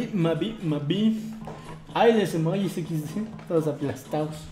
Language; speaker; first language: Spanish; native; Spanish